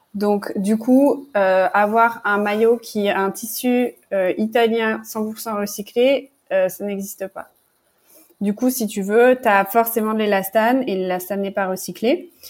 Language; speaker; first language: French; native; French